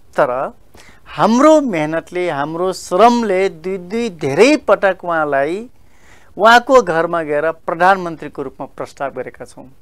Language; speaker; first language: Nepali; non-native, local second language; Dangaura Tharu